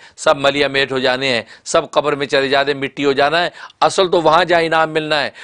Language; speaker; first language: Urdu; non-native, local second language; Punjabi